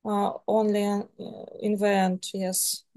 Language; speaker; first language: English; non-native, learner; Serbian